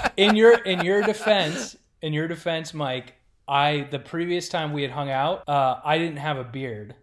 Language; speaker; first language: English; native; English